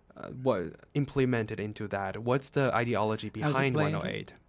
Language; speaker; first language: English; non-native, fluent; Chinese